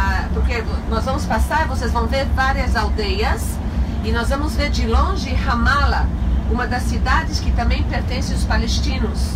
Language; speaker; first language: Portuguese; non-native, fluent; Hebrew